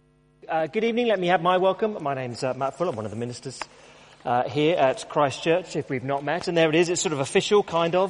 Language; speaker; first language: English; native; English